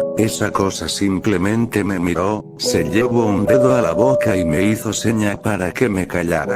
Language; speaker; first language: Spanish; native; Spanish